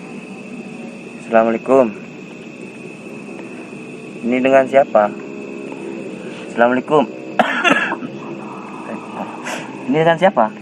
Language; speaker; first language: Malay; non-native, local second language; Madurese